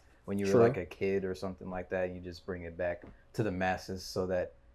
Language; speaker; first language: English; native; English